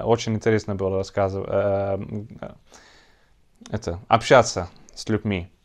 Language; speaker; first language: Russian; non-native, learner; Dutch